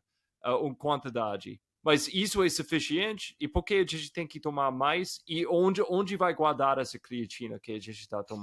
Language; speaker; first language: Portuguese; non-native, fluent; English